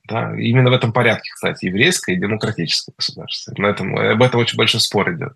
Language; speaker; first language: Russian; early bilingual, heritage; Russian